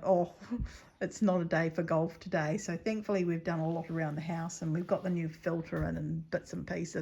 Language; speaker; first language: English; native; English